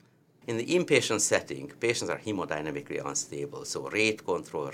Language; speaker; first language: English; non-native, fluent; Hungarian